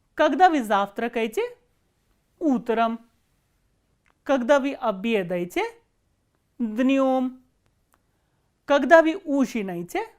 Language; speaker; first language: Russian; non-native, fluent; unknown